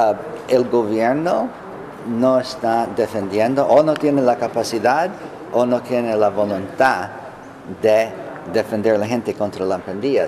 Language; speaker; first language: Spanish; non-native, fluent; English